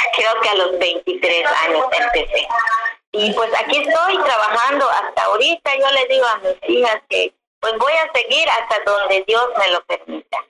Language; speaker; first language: Spanish; non-native, local second language; Yucateco